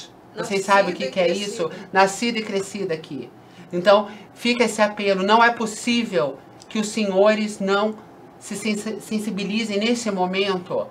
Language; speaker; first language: Portuguese; native; Portuguese